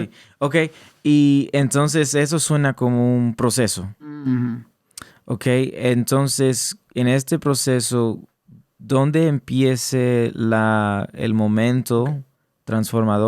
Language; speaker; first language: Spanish; early bilingual, heritage; English